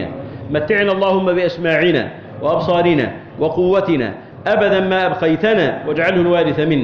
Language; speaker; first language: Arabic; native; Arabic